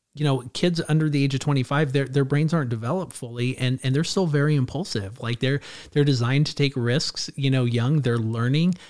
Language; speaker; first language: English; native; English